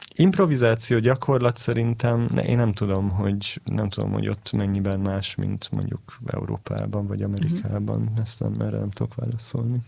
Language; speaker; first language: Hungarian; early bilingual, heritage; Hungarian